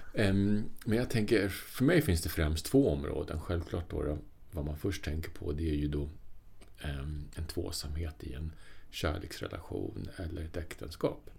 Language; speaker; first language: Swedish; native; Swedish